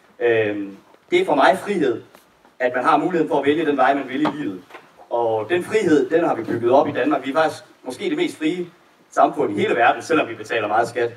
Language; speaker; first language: Danish; native; Danish